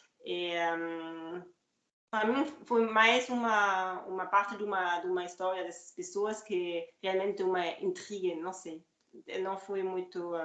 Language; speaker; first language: Portuguese; non-native, fluent; French